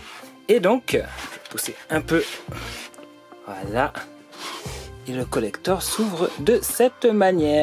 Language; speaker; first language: French; native; French